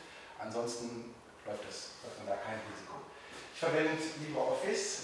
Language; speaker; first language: German; native; German